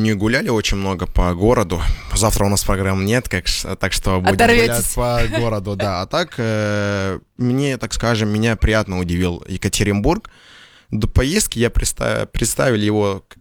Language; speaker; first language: Russian; non-native, fluent; Arabic